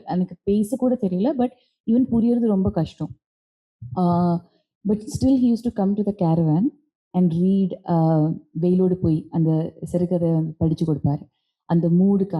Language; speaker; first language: Tamil; non-native, local second language; Malayalam